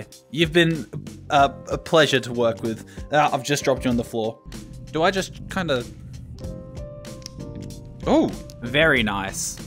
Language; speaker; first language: English; native; English